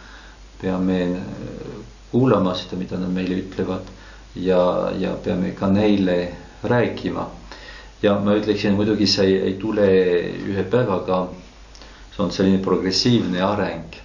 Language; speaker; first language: Estonian; non-native, fluent; French